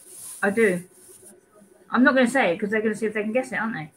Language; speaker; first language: English; native; English